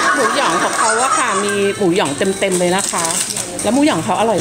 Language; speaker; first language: Thai; native; Thai